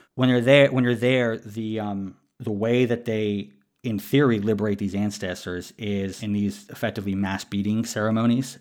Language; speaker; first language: English; native; English